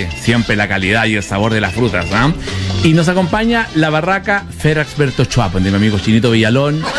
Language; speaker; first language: Spanish; native; Spanish